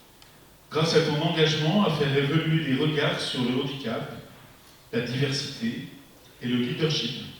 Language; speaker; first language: French; native; French